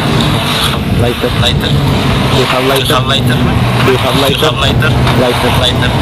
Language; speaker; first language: English; non-native, learner; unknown